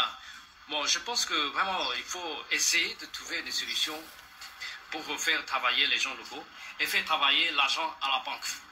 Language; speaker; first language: French; non-native, fluent; Chinese